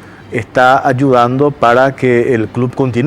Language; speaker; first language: Spanish; native; Spanish